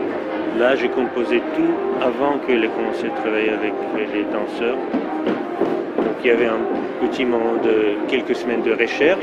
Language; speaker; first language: French; non-native, fluent; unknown